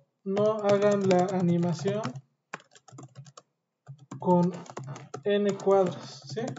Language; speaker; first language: Spanish; native; Spanish